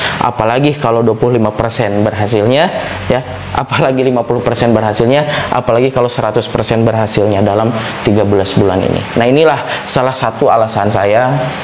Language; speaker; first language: Indonesian; non-native, local second language; Sundanese